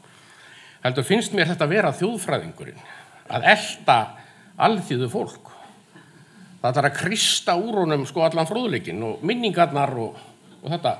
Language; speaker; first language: Icelandic; native; Icelandic